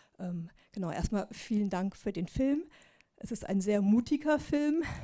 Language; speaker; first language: German; native; German